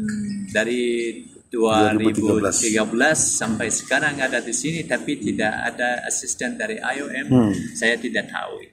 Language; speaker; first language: Indonesian; non-native, learner; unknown